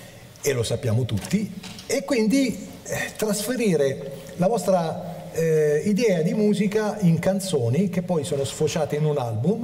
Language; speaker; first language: Italian; native; Italian